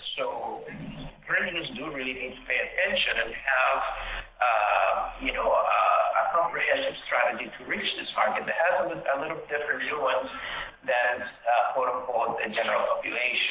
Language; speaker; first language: English; non-native, fluent; Spanish